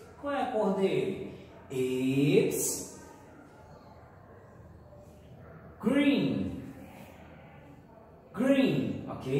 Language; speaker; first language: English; non-native, fluent; Portuguese